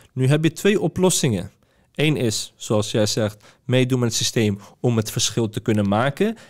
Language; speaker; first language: Dutch; early bilingual, other home language; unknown